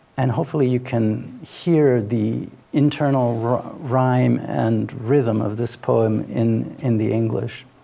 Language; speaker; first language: English; native; English